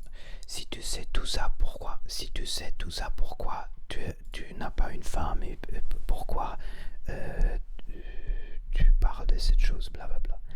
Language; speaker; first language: French; non-native, learner; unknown